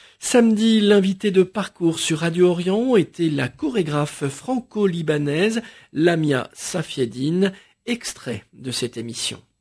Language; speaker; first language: French; native; French